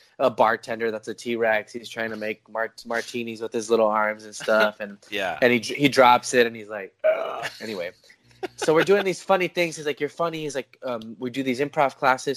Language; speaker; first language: English; native; English